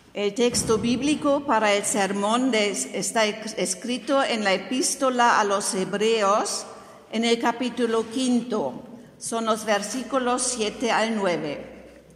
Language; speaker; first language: Spanish; non-native, fluent; German